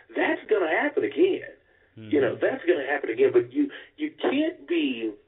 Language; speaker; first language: English; native; English